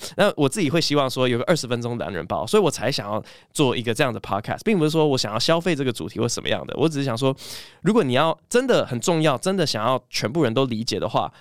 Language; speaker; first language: Chinese; early bilingual, other home language; English